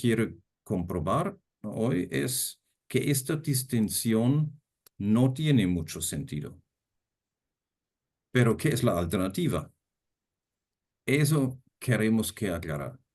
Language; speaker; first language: Spanish; non-native, fluent; German